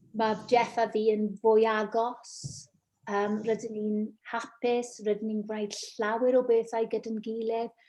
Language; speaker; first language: Welsh; non-native, local second language; English